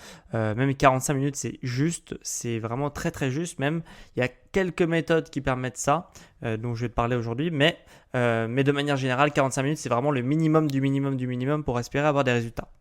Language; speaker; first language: French; native; French